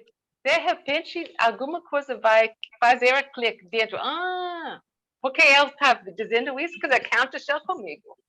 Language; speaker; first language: Portuguese; non-native, learner; English